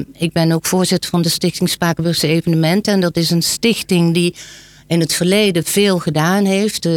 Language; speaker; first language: Dutch; native; Dutch